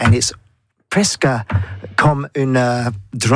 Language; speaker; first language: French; non-native, learner; English